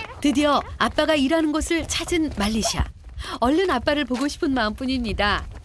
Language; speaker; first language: Korean; native; Korean